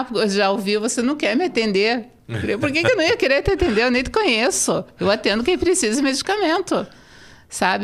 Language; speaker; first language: Portuguese; native; Portuguese